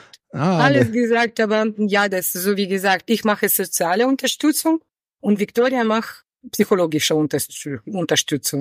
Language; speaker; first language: German; non-native, learner; Ukrainian